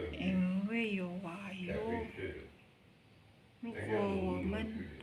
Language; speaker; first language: Chinese; non-native, learner; Indonesian